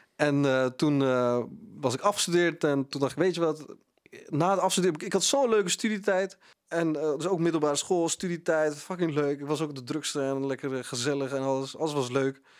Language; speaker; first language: Dutch; early bilingual, other home language; Punjabi